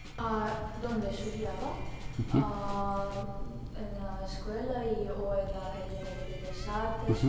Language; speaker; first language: Spanish; non-native, learner; Russian